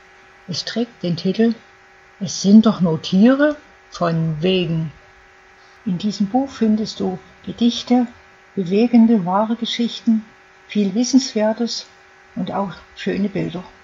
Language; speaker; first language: German; native; German